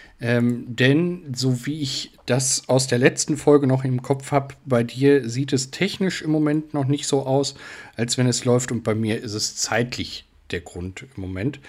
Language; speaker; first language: German; native; German